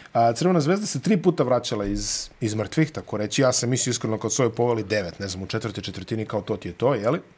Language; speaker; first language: Bosnian; native; Bosnian